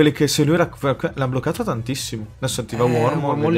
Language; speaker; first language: Italian; native; Italian